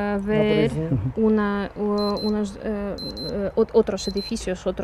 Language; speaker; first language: Spanish; non-native, learner; Ukrainian